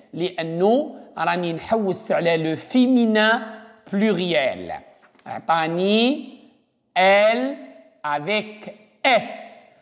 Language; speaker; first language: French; non-native, local second language; Arabic